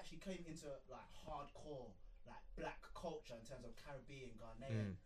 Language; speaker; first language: English; native; English